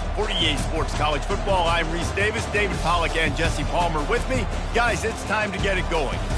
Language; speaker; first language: English; native; English